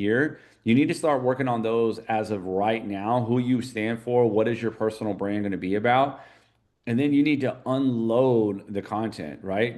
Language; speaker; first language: English; native; English